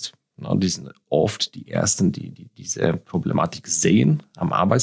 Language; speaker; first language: German; non-native, fluent; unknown